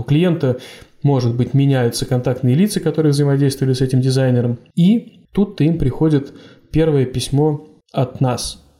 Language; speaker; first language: Russian; native; Russian